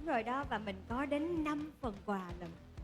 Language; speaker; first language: Vietnamese; native; Vietnamese